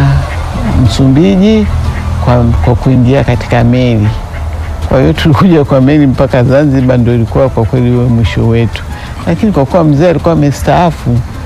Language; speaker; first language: Swahili; early bilingual, other home language; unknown